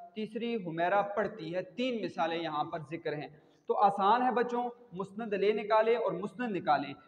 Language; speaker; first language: Urdu; non-native, local second language; Punjabi